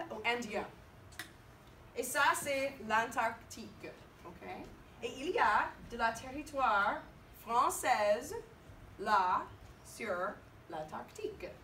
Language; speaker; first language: French; non-native, fluent; English